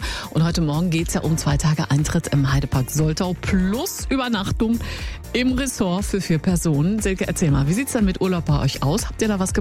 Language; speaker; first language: German; native; German